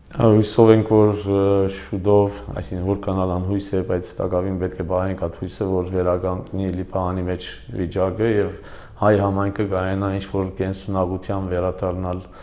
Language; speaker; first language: Armenian; early bilingual, heritage; Armenian